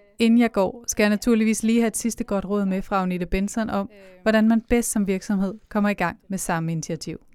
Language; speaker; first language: Danish; native; Danish